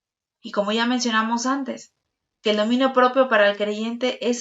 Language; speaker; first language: Spanish; native; Spanish